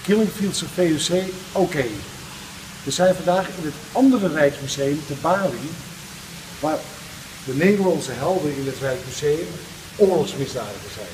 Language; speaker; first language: Dutch; native; Dutch